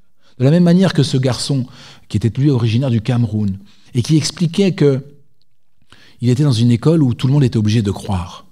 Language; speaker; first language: French; native; French